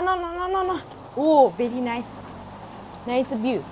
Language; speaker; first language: English; non-native, learner; Japanese